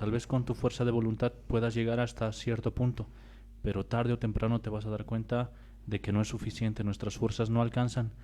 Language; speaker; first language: Spanish; native; Spanish